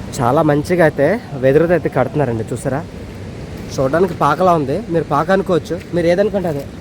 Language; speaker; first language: Telugu; non-native, local second language; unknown